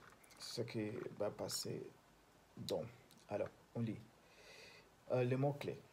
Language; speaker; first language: French; non-native, learner; Spanish